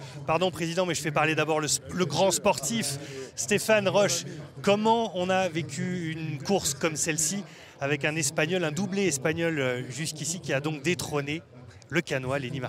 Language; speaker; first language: French; native; French